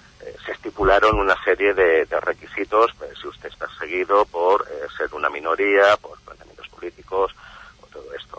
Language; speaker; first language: Spanish; native; Spanish